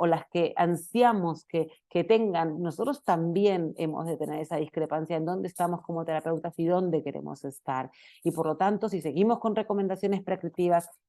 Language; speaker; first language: Spanish; native; Spanish